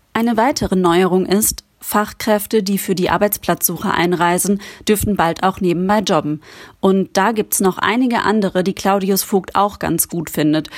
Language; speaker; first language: German; native; German